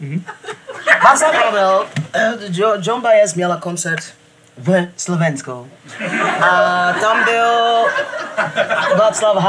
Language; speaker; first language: Czech; non-native, fluent; English